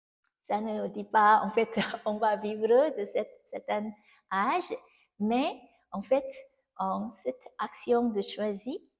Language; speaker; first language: French; non-native, fluent; Korean